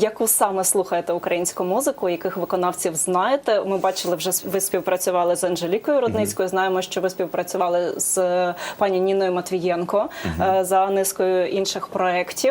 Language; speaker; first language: Ukrainian; native; Ukrainian